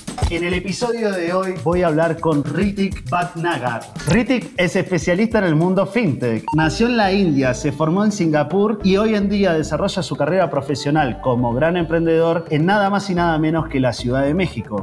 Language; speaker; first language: Spanish; native; Spanish